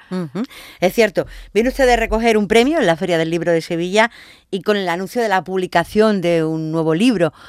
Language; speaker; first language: Spanish; native; Spanish